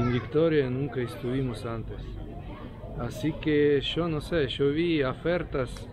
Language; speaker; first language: Spanish; non-native, fluent; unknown